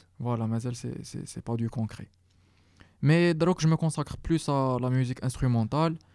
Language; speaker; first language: French; non-native, local second language; Arabic